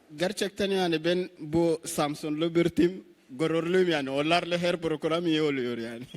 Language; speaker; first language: Turkish; non-native, learner; Arabic